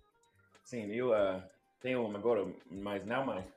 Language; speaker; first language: Portuguese; non-native, learner; English